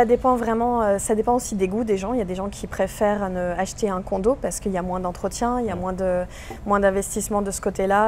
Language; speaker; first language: French; native; French